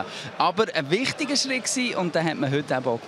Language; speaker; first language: German; native; German